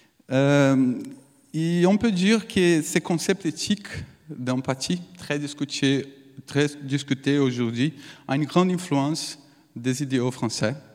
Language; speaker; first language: French; non-native, fluent; Portuguese